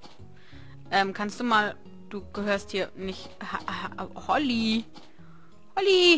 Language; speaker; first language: German; native; German